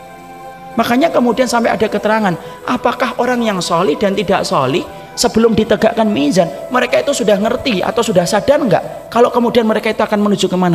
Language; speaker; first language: Indonesian; native; Indonesian